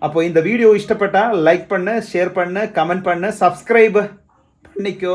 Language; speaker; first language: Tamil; non-native, local second language; Malayalam